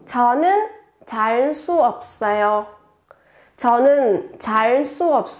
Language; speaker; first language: Korean; non-native, fluent; Vietnamese